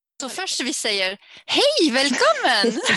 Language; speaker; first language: Swedish; non-native, learner; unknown